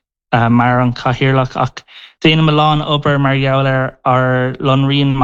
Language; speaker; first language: Irish; non-native, local second language; English